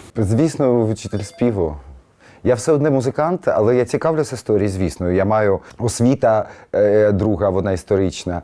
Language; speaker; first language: Ukrainian; early bilingual, other home language; Russian